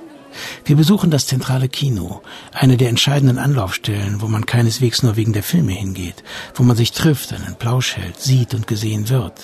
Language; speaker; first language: German; native; German